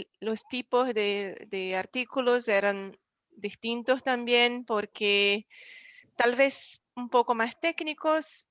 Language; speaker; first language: Spanish; non-native, fluent; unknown